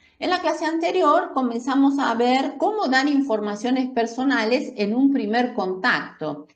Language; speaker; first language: Spanish; native; Spanish